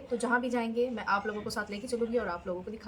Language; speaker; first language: Hindi; native; Hindi